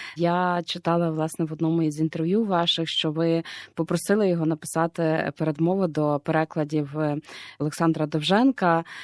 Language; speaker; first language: Ukrainian; native; Ukrainian